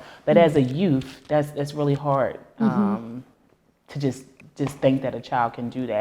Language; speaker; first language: English; native; English